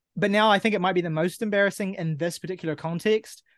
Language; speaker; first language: English; native; English